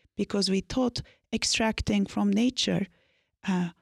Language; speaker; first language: English; non-native, fluent; Turkish